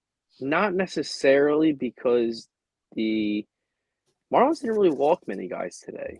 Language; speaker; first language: English; native; English